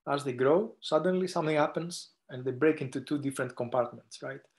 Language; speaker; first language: English; non-native, fluent; Greek